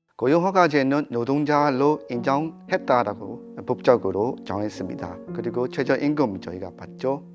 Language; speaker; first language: Korean; non-native, fluent; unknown